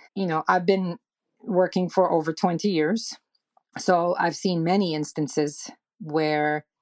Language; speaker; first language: English; non-native, fluent; Serbian